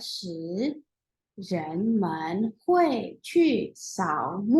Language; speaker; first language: Chinese; non-native, fluent; Indonesian